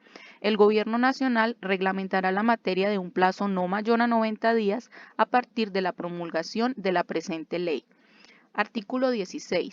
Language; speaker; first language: Spanish; native; Spanish